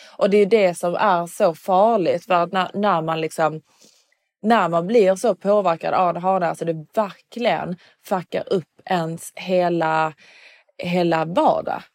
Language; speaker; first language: Swedish; early bilingual, other home language; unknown